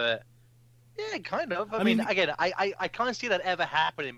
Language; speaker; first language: English; native; English